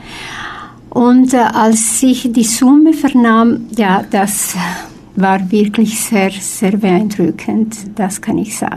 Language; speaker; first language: German; non-native, fluent; Spanish